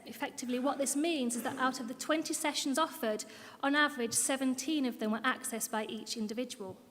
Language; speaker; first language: English; native; English